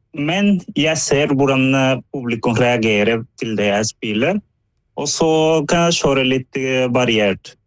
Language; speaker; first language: Norwegian; non-native, fluent; Spanish